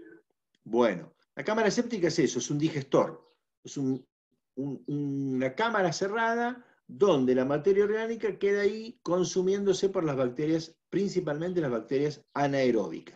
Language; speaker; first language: Spanish; native; Spanish